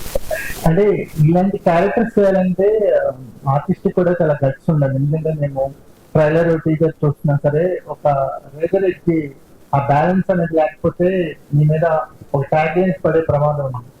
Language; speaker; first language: Telugu; native; Telugu